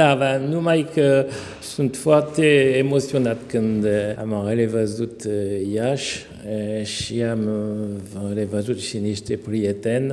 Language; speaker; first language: Romanian; non-native, fluent; French